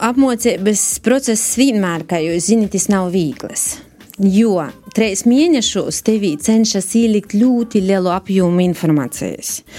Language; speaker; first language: Latvian; native; Latvian